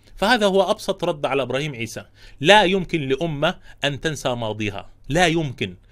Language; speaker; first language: Arabic; native; Arabic